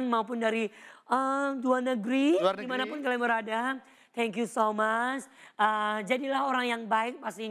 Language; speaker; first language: Indonesian; non-native, fluent; Thai